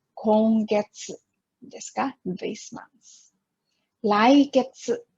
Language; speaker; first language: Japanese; non-native, fluent; Chinese